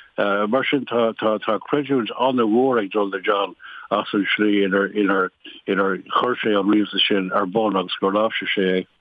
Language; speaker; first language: Irish; non-native, local second language; English